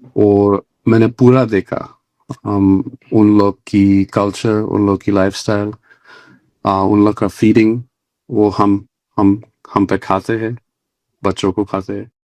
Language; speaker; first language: Hindi; non-native, local second language; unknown